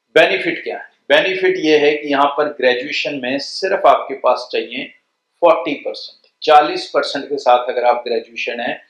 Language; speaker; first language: Hindi; non-native, local second language; Punjabi